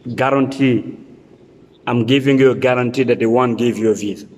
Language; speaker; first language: English; non-native, fluent; French